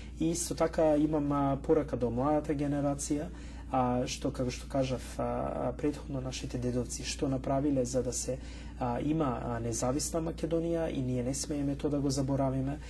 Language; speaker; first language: Macedonian; early bilingual, heritage; Macedonian